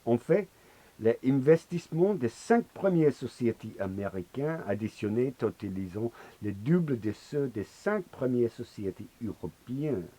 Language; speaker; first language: French; non-native, learner; English